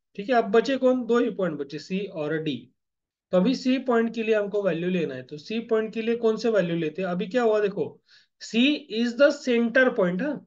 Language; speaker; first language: Hindi; non-native, local second language; Marathi